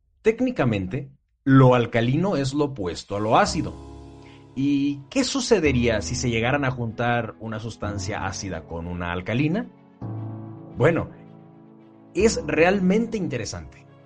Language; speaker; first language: Spanish; native; Spanish